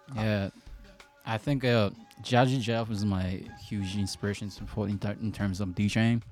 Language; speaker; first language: English; non-native, fluent; Japanese